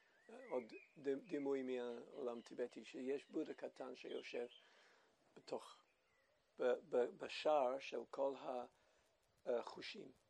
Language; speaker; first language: Hebrew; non-native, fluent; English